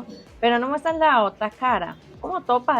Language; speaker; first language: Spanish; native; Spanish